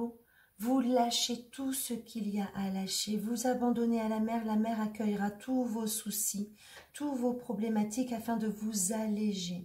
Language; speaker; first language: French; native; French